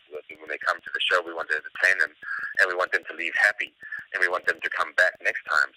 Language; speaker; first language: English; native; English